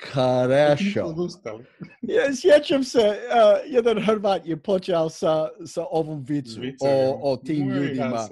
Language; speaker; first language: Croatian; non-native, fluent; English